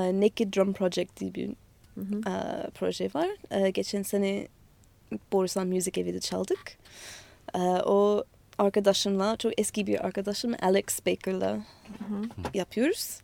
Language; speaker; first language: Turkish; non-native, fluent; English